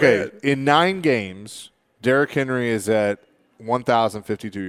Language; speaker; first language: English; native; English